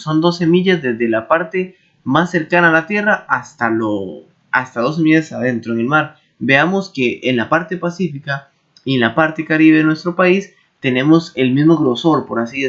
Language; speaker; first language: Spanish; native; Spanish